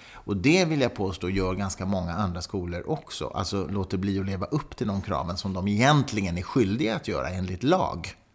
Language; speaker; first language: Swedish; native; Swedish